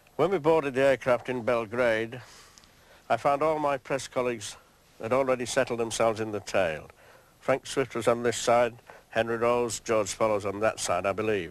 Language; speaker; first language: English; native; English